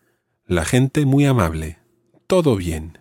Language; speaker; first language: Spanish; non-native, fluent; English